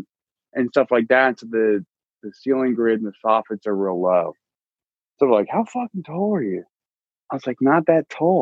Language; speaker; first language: English; native; English